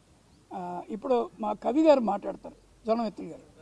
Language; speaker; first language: Telugu; native; Telugu